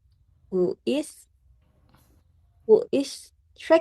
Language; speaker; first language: English; non-native, learner; Indonesian